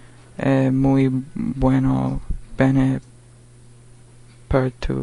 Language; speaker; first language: Italian; non-native, learner; English